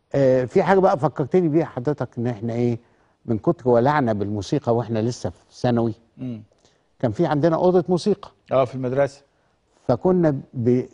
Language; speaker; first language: Arabic; native; Arabic